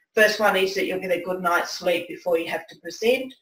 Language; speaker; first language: English; native; English